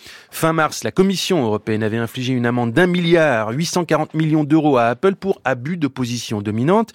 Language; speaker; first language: French; native; French